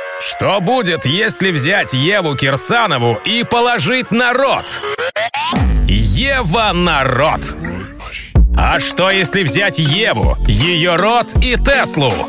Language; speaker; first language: Russian; native; Russian